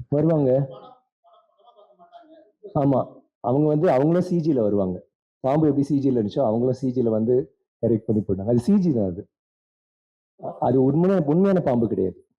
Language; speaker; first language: Tamil; native; Tamil